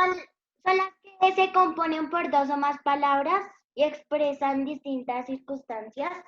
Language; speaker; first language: Spanish; native; Spanish